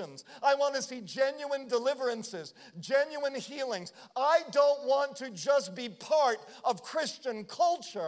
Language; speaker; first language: English; native; English